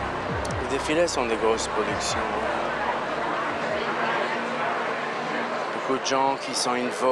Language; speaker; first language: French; non-native, fluent; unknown